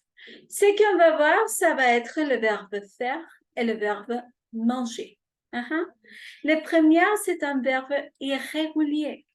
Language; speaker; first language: French; non-native, fluent; Spanish